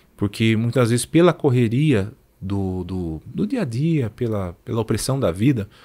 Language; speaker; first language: Portuguese; native; Portuguese